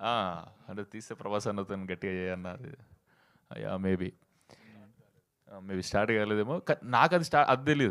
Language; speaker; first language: Telugu; native; Telugu